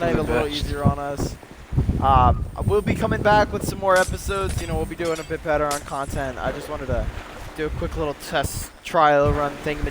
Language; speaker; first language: English; native; English